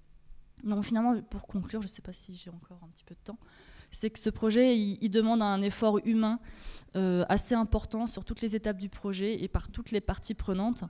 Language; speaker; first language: French; native; French